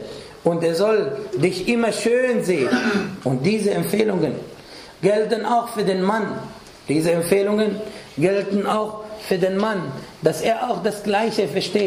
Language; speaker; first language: German; non-native, fluent; Arabic